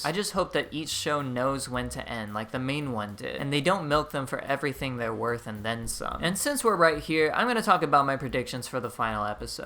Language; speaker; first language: English; native; English